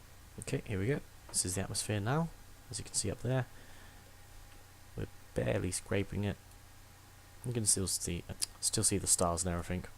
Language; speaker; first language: English; native; English